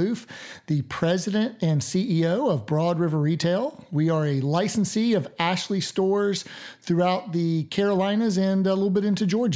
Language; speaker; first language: English; native; English